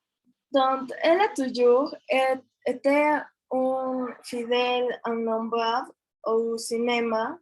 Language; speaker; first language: French; non-native, learner; Spanish